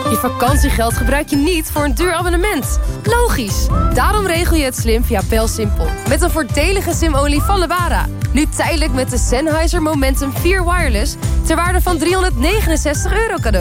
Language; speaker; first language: Dutch; native; Dutch